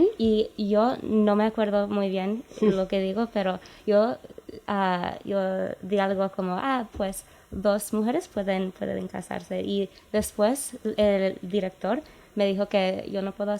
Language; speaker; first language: Spanish; non-native, learner; English